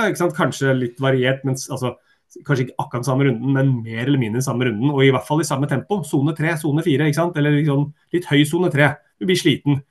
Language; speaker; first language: Norwegian; early bilingual, other home language; Swedish